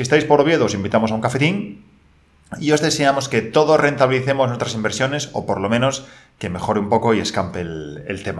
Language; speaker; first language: Spanish; native; Spanish